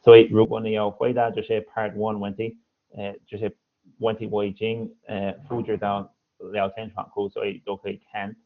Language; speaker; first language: Chinese; non-native, fluent; English